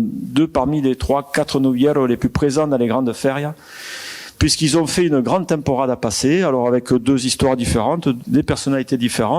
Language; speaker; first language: French; native; French